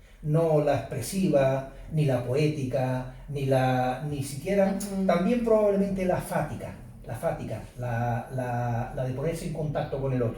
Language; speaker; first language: Spanish; native; Spanish